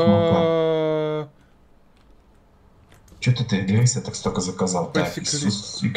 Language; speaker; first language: Russian; native; Russian